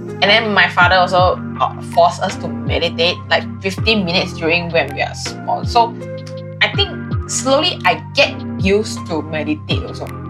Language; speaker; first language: English; non-native, local second language; Chinese